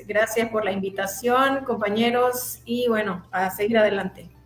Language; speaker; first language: Spanish; native; Spanish